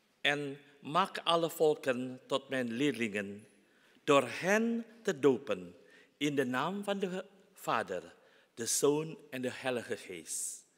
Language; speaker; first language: Dutch; non-native, fluent; Indonesian